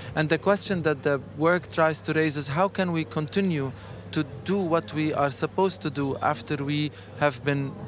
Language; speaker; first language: English; non-native, fluent; Arabic